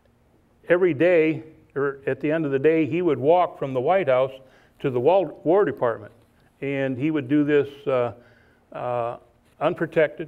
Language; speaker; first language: English; native; English